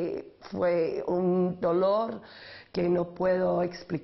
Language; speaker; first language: Spanish; non-native, learner; English